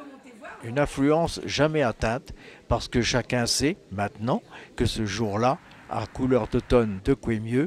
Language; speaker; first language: French; native; French